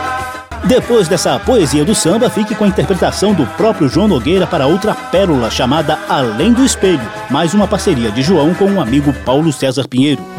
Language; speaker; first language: Portuguese; native; Portuguese